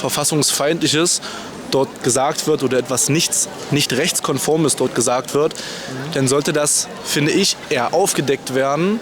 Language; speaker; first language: German; native; German